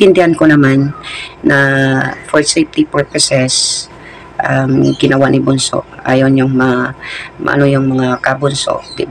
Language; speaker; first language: Filipino; native; Filipino